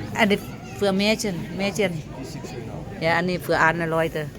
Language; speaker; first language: German; non-native, learner; Thai